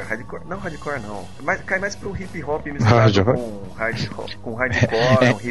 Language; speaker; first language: Portuguese; native; Portuguese